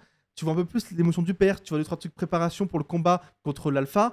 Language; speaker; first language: French; native; French